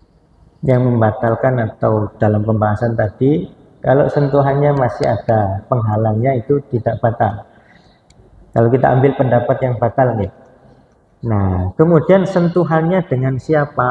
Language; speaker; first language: Indonesian; non-native, local second language; Javanese